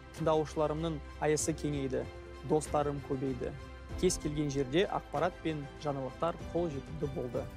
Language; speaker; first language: Kazakh; non-native, local second language; Russian